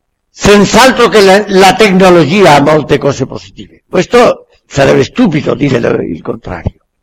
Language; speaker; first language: Italian; non-native, fluent; Spanish